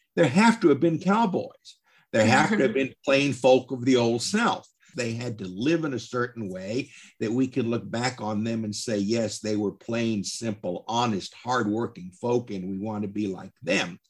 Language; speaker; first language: English; native; English